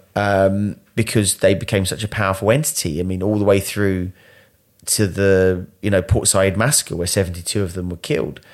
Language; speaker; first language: English; native; English